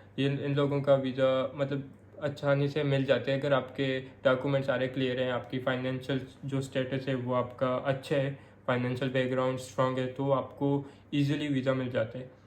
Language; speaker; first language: Urdu; non-native, local second language; Pashto